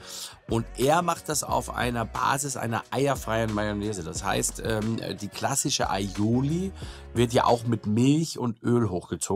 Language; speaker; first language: German; native; German